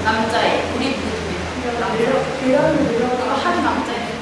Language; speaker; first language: Korean; early bilingual, heritage; Korean